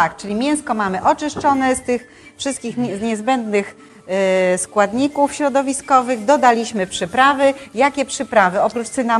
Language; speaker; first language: Polish; native; Polish